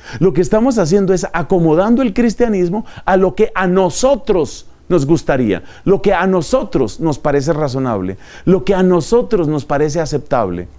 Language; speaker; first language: Spanish; native; Spanish